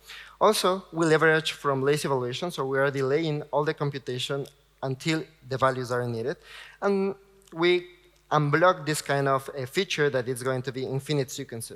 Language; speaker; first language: English; non-native, fluent; Spanish